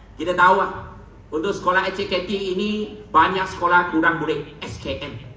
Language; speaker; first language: Malay; non-native, local second language; Chinese